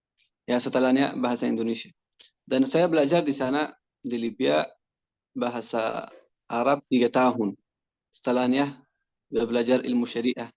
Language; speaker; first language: Indonesian; non-native, learner; Persian